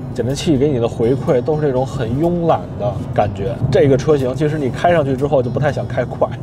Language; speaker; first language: Chinese; native; Chinese